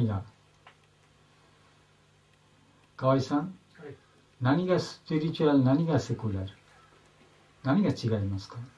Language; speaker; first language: Japanese; non-native, learner; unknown